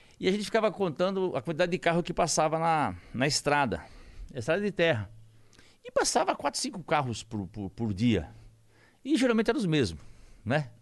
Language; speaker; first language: Portuguese; native; Portuguese